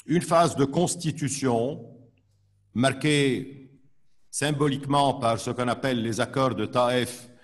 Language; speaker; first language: French; non-native, local second language; Arabic